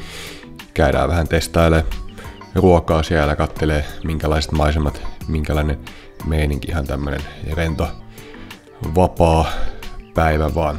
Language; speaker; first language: Finnish; native; Finnish